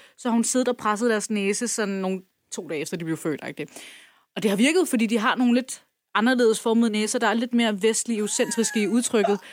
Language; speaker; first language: Danish; early bilingual, other home language; Kurdish